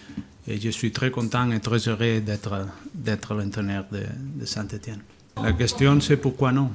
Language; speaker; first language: French; non-native, learner; Spanish